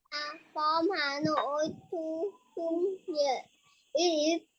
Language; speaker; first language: English; non-native, learner; Vietnamese